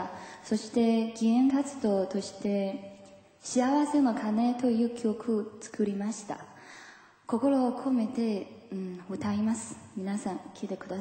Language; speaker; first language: Japanese; non-native, learner; Chinese